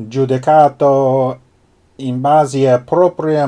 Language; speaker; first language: Italian; non-native, learner; English